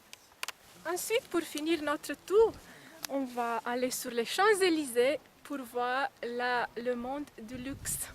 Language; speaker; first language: French; non-native, fluent; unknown